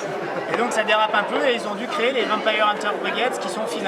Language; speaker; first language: French; native; French